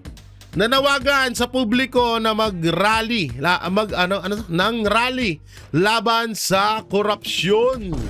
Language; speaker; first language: Filipino; native; Filipino